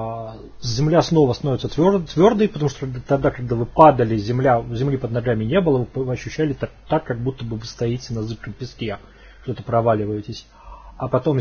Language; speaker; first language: Russian; native; Russian